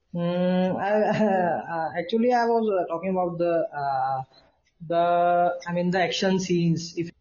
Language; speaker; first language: English; non-native, local second language; Hindi